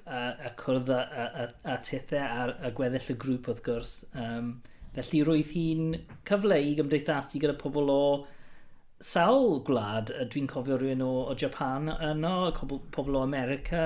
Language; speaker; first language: Welsh; non-native, local second language; English